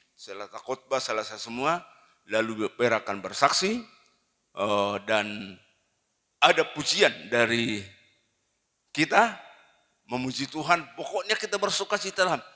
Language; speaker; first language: Indonesian; non-native, local second language; Batak Toba